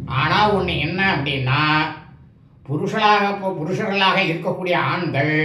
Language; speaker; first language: Tamil; native; Tamil